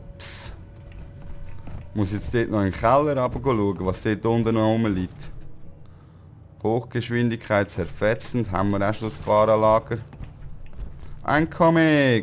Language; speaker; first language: German; native; German